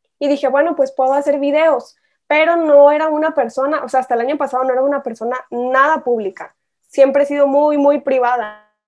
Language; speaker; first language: Spanish; native; Spanish